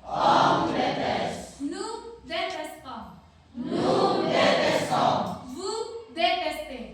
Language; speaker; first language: French; non-native, learner; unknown